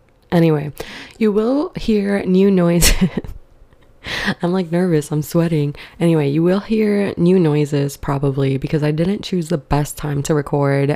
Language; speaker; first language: English; early bilingual, other home language; Spanish